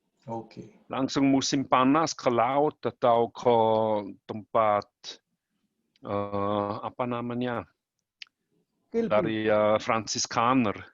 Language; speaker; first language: Indonesian; non-native, learner; German